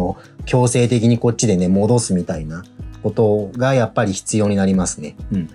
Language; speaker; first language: Japanese; native; Japanese